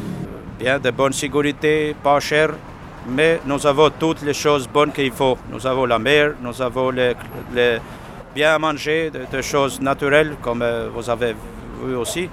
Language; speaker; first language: French; non-native, fluent; Albanian